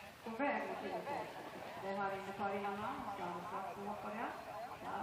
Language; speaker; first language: Swedish; native; Swedish